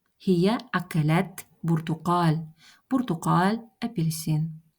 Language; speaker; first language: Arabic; non-native, fluent; Russian